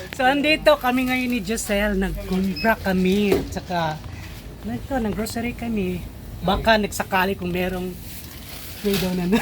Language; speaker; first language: Filipino; non-native, local second language; Cebuano